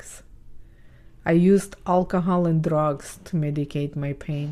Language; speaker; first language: English; non-native, fluent; Ukrainian